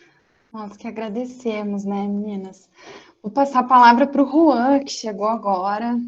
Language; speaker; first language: Portuguese; native; Portuguese